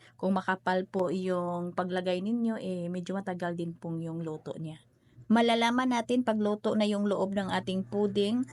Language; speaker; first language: Filipino; non-native, local second language; Cebuano